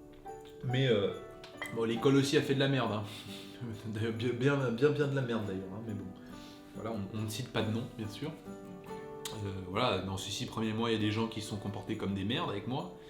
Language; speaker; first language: French; native; French